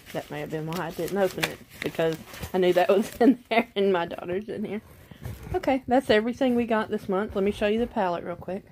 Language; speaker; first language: English; native; English